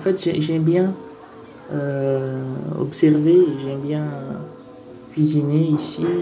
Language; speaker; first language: French; non-native, fluent; Portuguese